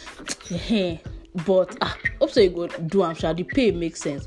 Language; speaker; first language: English; non-native, local second language; Igbo